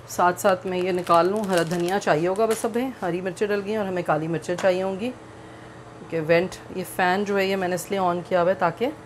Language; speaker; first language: Urdu; native; Urdu